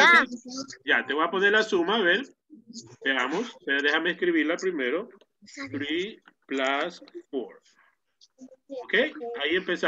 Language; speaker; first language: Spanish; native; Spanish